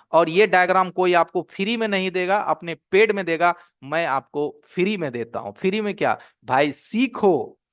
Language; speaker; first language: Hindi; native; Hindi